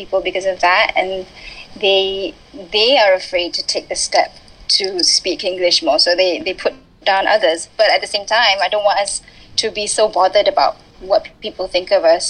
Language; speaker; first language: English; early bilingual, other home language; Malay